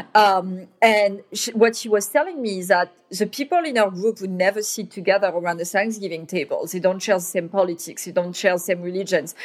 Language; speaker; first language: English; non-native, fluent; French